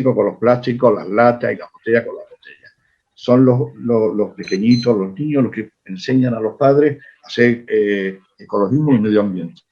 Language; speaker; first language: Spanish; native; Spanish